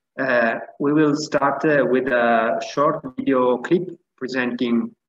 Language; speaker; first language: English; non-native, fluent; Italian